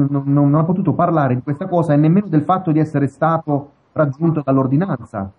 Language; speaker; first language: Italian; native; Italian